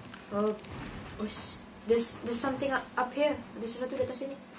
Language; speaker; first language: English; non-native, fluent; Indonesian